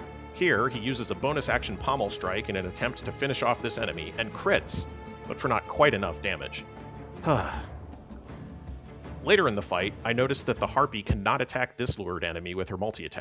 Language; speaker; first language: English; native; English